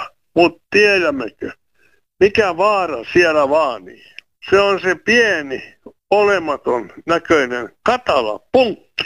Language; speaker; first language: Finnish; native; Finnish